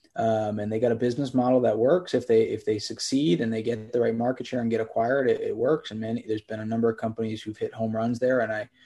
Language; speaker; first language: English; native; English